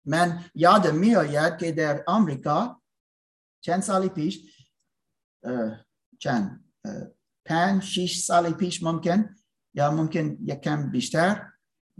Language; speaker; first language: Persian; non-native, learner; English